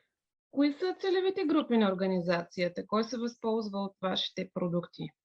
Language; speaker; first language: Bulgarian; native; Bulgarian